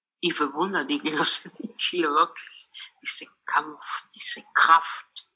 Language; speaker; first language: German; non-native, local second language; Spanish